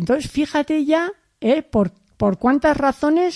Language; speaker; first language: Spanish; native; Spanish